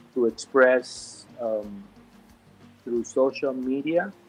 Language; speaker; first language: English; non-native, fluent; Spanish